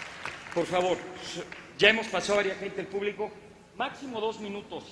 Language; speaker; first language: Spanish; native; Spanish